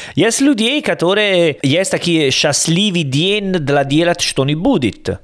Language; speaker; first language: Russian; non-native, learner; Italian